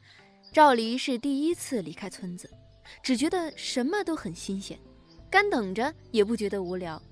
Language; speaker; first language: Chinese; native; Chinese